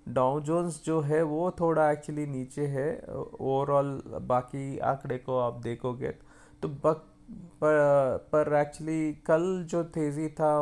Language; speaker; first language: Hindi; non-native, local second language; Kannada